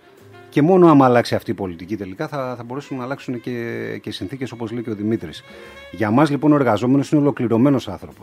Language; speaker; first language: Greek; native; Greek